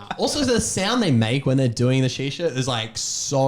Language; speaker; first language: English; native; English